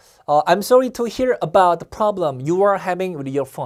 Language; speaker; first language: English; non-native, fluent; Korean